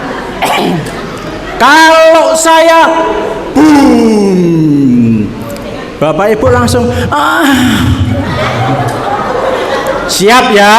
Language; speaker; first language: Indonesian; native; Indonesian